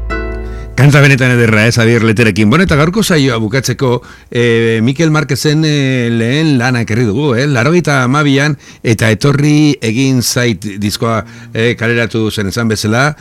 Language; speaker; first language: Basque; native; Basque